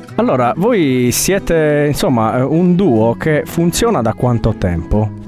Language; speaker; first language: Italian; native; Italian